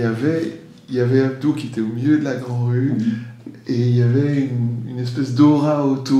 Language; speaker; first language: French; native; French